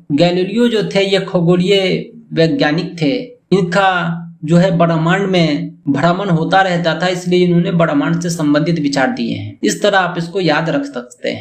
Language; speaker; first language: Hindi; native; Hindi